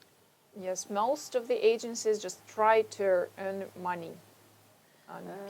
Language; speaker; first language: English; non-native, fluent; Russian